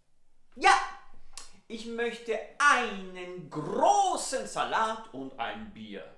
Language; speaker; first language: German; non-native, fluent; Italian